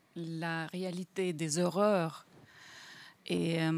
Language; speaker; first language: French; non-native, fluent; Russian